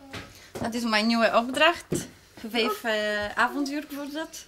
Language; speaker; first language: Dutch; non-native, fluent; Polish